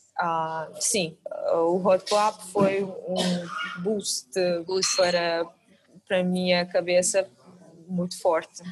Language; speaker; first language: Portuguese; non-native, fluent; Russian